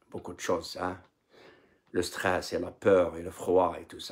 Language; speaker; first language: French; non-native, local second language; Arabic